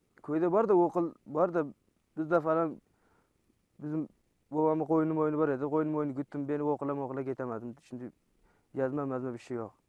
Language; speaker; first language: Turkish; non-native, learner; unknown